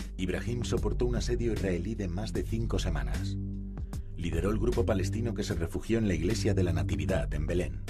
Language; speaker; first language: Spanish; native; Spanish